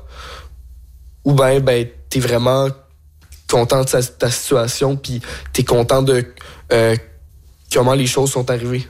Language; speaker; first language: French; native; French